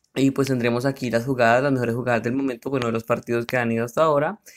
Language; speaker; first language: Spanish; native; Spanish